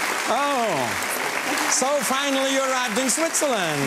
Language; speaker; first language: English; non-native, fluent; German